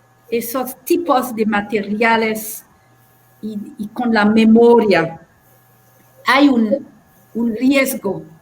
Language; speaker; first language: Spanish; non-native, fluent; French